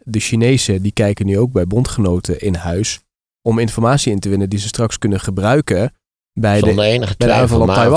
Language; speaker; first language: Dutch; native; Dutch